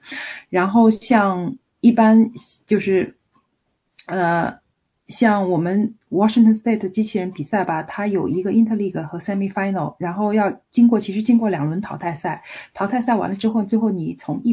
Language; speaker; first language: Chinese; native; Chinese